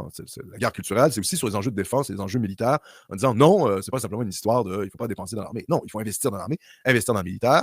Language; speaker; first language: French; native; French